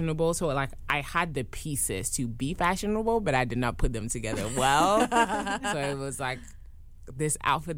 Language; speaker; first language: English; non-native, fluent; French